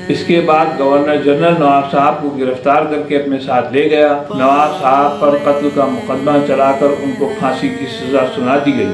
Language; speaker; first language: Urdu; native; Urdu